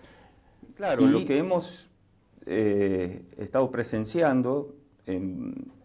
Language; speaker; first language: Spanish; native; Spanish